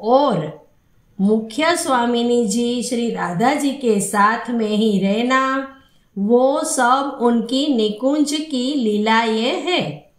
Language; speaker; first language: Hindi; non-native, local second language; Gujarati